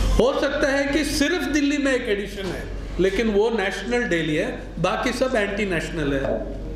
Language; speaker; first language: Hindi; non-native, local second language; Telugu